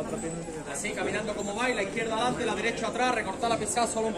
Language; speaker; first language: Spanish; native; Spanish